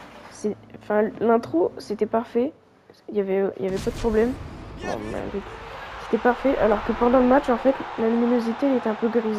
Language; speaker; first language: French; native; French